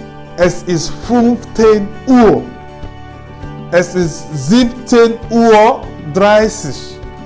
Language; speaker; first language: German; non-native, fluent; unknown